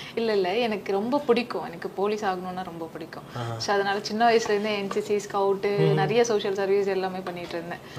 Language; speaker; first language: Tamil; early bilingual, heritage; Tamil